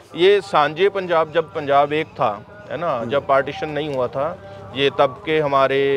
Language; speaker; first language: Hindi; native; Hindi